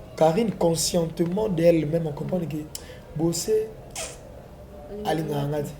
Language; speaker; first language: Lingala; native; Lingala